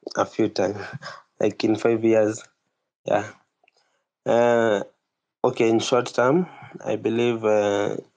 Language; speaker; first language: English; non-native, local second language; Kikuyu